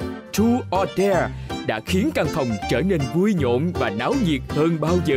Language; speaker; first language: Vietnamese; native; Vietnamese